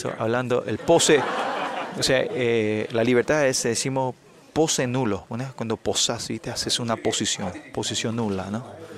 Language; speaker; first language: Spanish; non-native, fluent; Korean